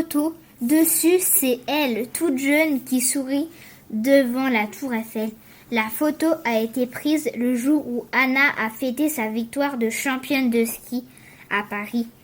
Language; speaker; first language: French; native; French